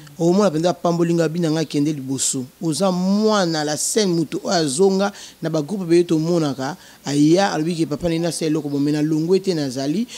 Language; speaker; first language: Lingala; non-native, local second language; Luba-Lulua